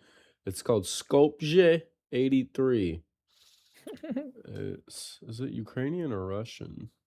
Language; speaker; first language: English; native; English